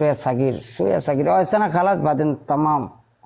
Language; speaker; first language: Arabic; non-native, learner; Bangla